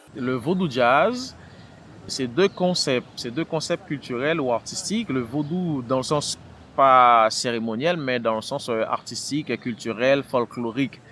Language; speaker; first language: French; non-native, local second language; Haitian Creole